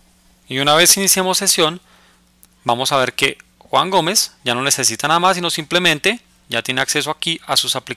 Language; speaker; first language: Spanish; native; Spanish